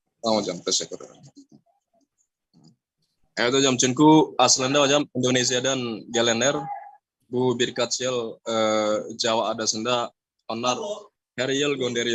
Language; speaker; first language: Turkish; non-native, learner; Indonesian